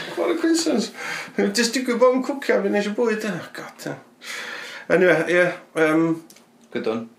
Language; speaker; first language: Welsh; native; Welsh